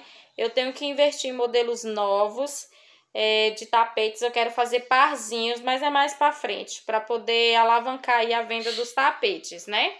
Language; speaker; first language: Portuguese; native; Portuguese